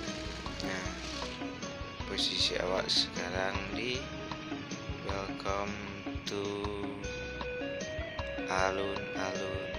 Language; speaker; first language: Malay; non-native, local second language; Minangkabau